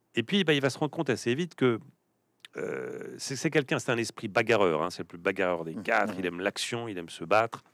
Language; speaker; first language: French; native; French